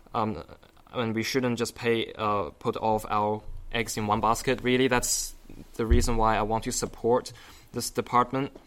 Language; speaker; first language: English; non-native, fluent; Chinese